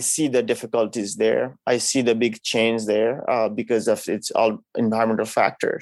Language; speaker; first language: English; non-native, local second language; Nepali